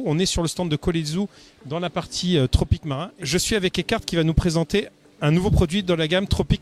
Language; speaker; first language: French; native; French